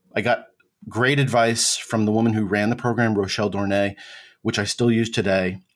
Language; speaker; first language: English; native; English